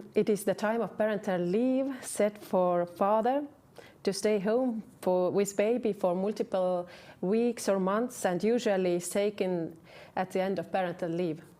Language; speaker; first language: English; non-native, fluent; Estonian